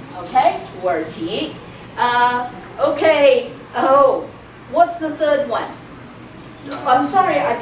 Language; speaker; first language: English; non-native, fluent; Chinese